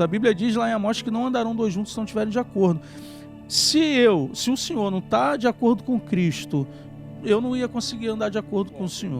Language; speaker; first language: Portuguese; native; Portuguese